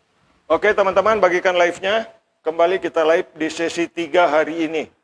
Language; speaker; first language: Indonesian; native; Indonesian